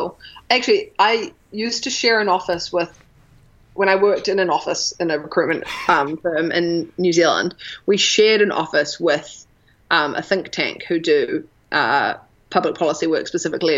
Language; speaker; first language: English; native; English